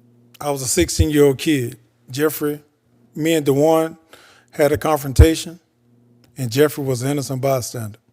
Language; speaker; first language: English; native; English